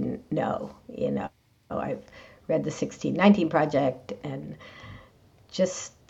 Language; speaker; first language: English; native; English